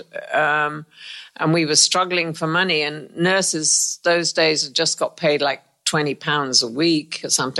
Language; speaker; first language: English; native; English